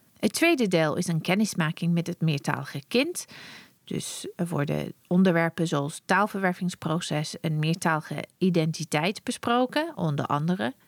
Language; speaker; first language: Dutch; non-native, fluent; English